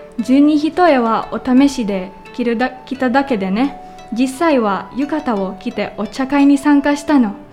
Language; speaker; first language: Japanese; non-native, learner; Filipino